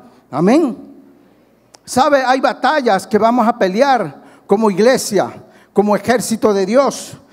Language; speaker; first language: Spanish; native; Spanish